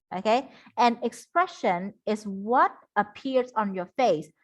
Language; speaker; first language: English; non-native, fluent; Vietnamese